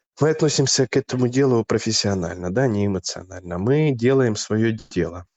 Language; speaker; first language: Russian; native; Russian